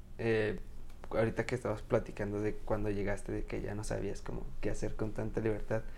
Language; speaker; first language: Spanish; native; Spanish